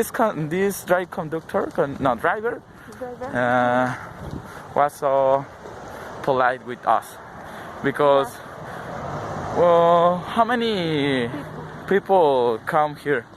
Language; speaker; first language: English; non-native, learner; Spanish